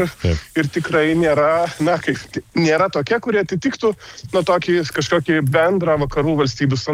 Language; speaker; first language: Lithuanian; native; Lithuanian